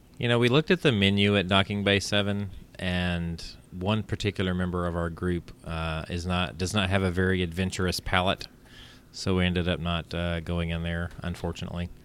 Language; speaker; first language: English; native; English